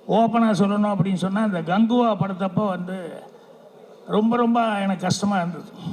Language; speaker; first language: Tamil; native; Tamil